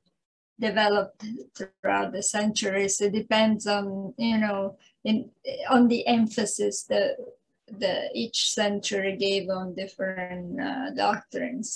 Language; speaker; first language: English; non-native, fluent; Italian